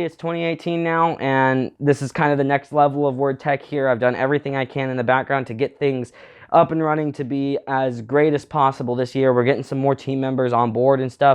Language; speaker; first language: English; native; English